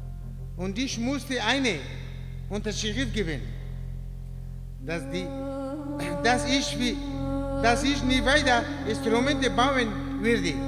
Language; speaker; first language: German; non-native, learner; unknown